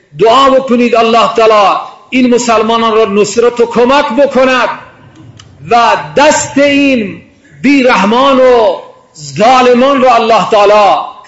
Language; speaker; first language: Persian; non-native, local second language; Baluchi